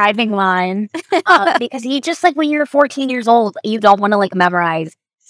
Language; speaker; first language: English; native; English